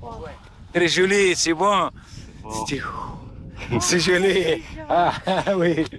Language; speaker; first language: French; non-native, learner; Arabic